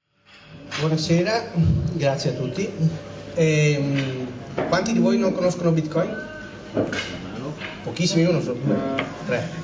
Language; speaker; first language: Italian; native; Italian